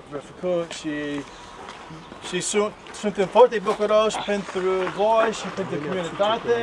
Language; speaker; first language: Romanian; non-native, learner; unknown